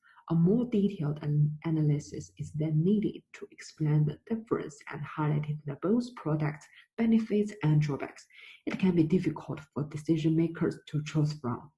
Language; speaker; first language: English; non-native, fluent; Chinese